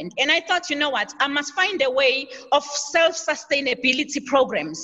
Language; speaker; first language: English; non-native, local second language; Zulu